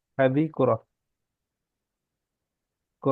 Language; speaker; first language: Arabic; non-native, fluent; Indonesian